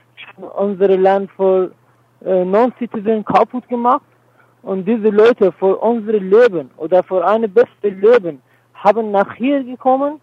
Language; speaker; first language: German; non-native, learner; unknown